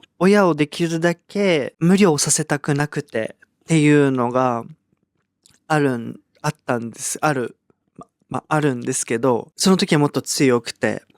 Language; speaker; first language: Japanese; early bilingual, other home language; Portuguese